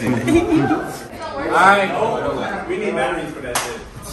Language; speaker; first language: English; native; English